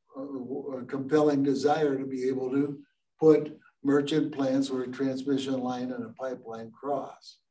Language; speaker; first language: English; native; English